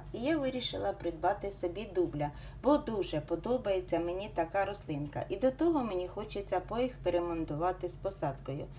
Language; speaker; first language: Ukrainian; native; Ukrainian